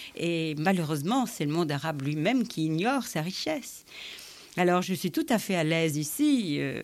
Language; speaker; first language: French; non-native, fluent; Arabic